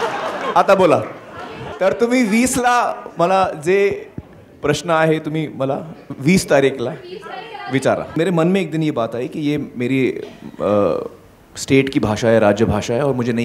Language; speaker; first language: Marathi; non-native, local second language; Hindi